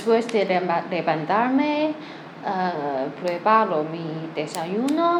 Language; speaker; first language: Spanish; non-native, learner; Chinese